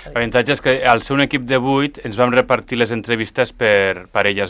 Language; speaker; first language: Catalan; native; Catalan